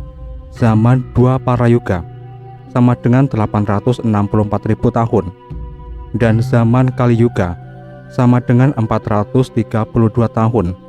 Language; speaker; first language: Indonesian; native; Indonesian